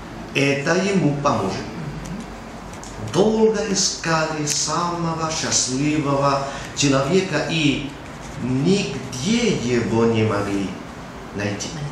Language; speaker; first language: Russian; non-native, learner; Spanish